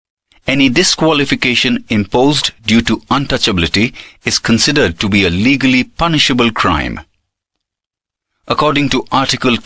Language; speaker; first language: English; non-native, local second language; Gujarati